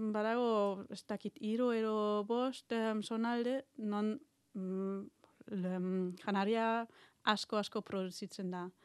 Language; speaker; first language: Basque; non-native, learner; German